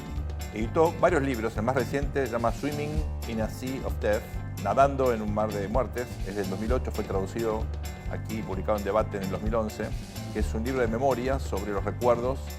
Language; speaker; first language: Spanish; native; Spanish